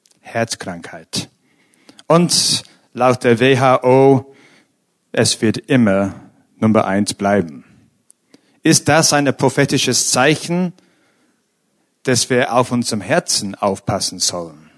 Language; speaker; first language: German; non-native, fluent; English